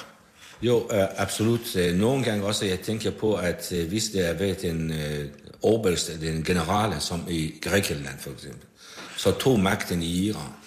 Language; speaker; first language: Danish; non-native, fluent; Persian